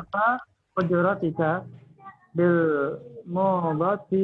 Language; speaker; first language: Arabic; non-native, learner; Indonesian